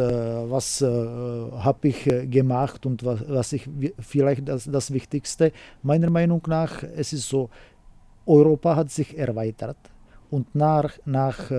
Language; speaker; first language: German; non-native, fluent; Czech